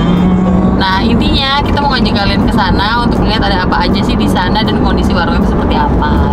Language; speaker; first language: Indonesian; native; Indonesian